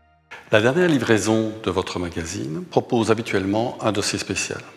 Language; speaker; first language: French; native; French